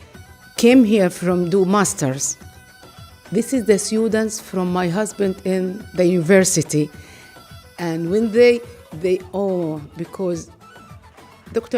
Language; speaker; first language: English; non-native, learner; Arabic